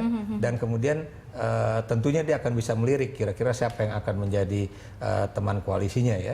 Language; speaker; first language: Indonesian; native; Indonesian